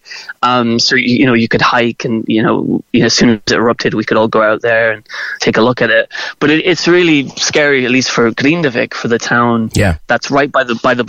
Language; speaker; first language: English; native; English